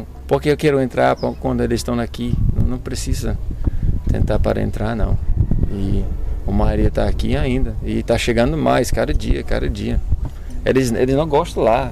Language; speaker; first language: Portuguese; non-native, learner; English